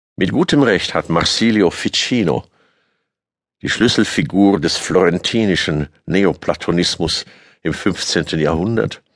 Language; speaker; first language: German; native; German